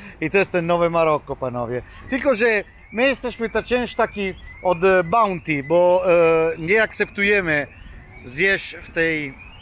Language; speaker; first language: Polish; non-native, learner; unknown